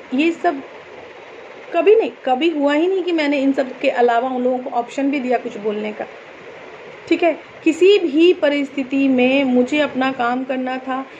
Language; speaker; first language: Hindi; native; Hindi